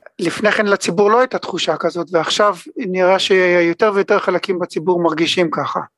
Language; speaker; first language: Hebrew; native; Hebrew